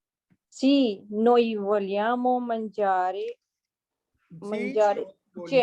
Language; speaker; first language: Italian; non-native, learner; Punjabi